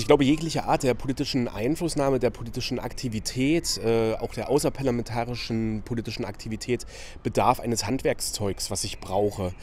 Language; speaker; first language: German; native; German